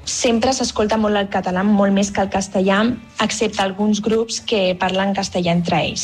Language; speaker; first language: Catalan; non-native, local second language; Spanish